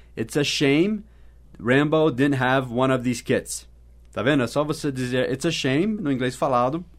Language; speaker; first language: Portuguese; non-native, fluent; English